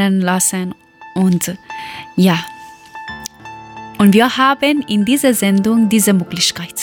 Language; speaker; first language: German; non-native, learner; Persian